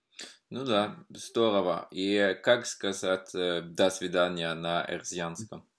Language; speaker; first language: Russian; non-native, fluent; Norwegian